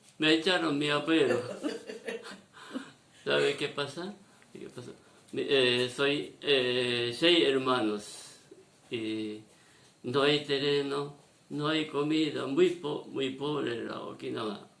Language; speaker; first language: Spanish; non-native, learner; Japanese